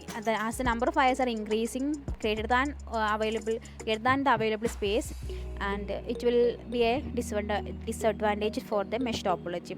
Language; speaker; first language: English; non-native, local second language; Malayalam